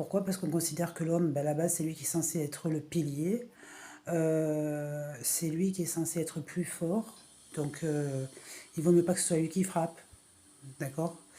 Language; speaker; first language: French; native; French